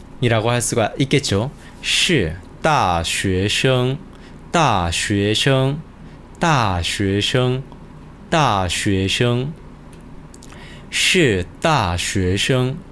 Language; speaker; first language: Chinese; non-native, fluent; Korean